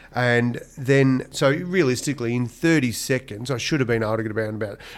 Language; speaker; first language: English; native; English